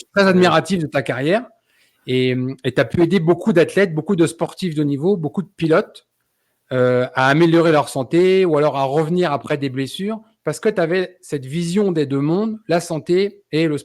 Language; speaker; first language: French; native; French